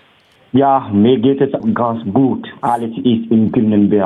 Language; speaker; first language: German; non-native, fluent; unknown